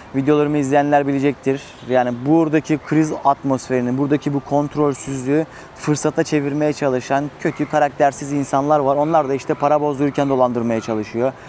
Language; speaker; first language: Turkish; native; Turkish